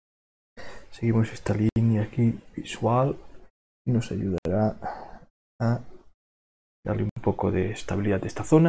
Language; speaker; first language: Spanish; non-native, local second language; Catalan